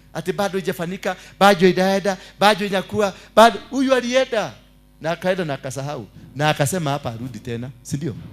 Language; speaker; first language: Swahili; non-native, local second language; Kikuyu